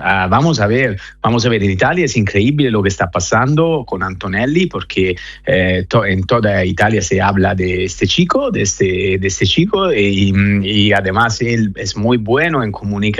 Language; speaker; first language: Spanish; non-native, fluent; Italian